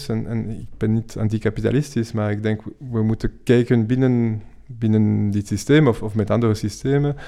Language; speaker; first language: Dutch; non-native, fluent; French